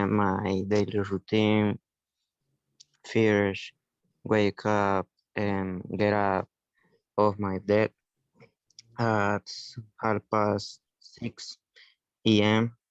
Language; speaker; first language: English; non-native, learner; Spanish